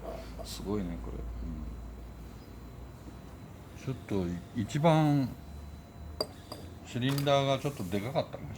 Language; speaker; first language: Japanese; native; Japanese